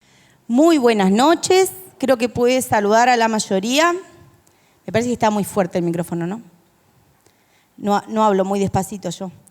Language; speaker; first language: Spanish; native; Spanish